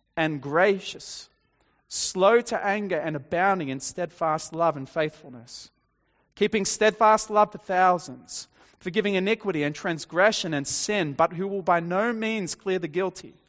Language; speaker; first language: English; native; English